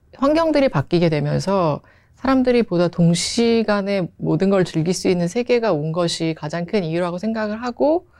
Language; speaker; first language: Korean; native; Korean